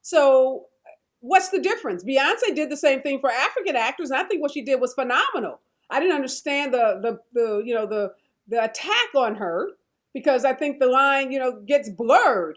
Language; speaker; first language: English; native; English